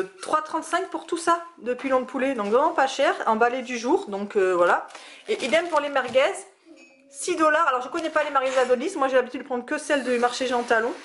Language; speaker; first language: French; native; French